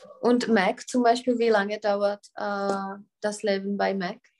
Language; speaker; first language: German; non-native, fluent; Czech